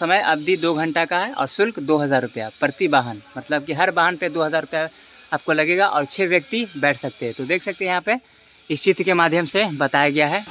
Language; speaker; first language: Hindi; native; Hindi